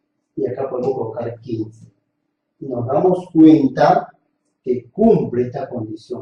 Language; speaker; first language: Spanish; native; Spanish